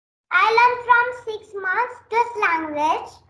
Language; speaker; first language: English; non-native, learner; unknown